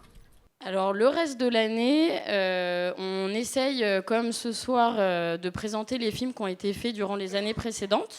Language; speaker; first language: French; native; French